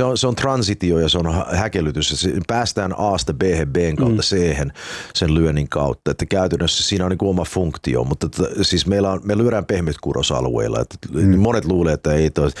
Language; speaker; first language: Finnish; early bilingual, heritage; Finnish